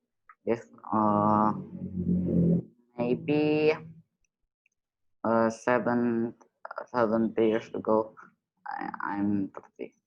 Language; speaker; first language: English; non-native, learner; Indonesian